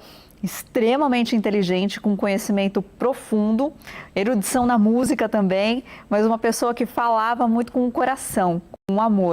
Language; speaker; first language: Portuguese; native; Portuguese